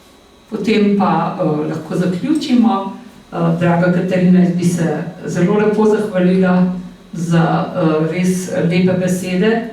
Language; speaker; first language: Slovenian; native; Slovenian